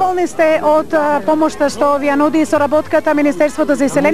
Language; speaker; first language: Macedonian; native; Macedonian